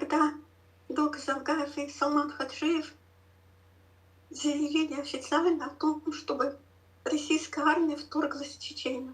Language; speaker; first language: Russian; native; Russian